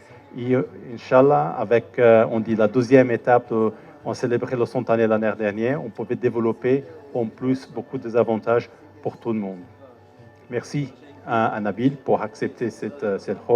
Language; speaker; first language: French; non-native, fluent; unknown